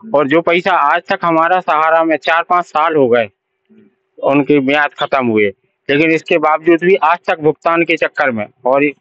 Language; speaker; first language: Hindi; native; Hindi